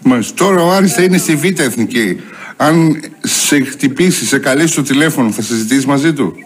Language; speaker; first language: Greek; native; Greek